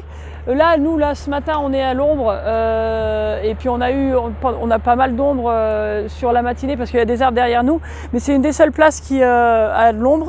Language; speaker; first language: French; native; French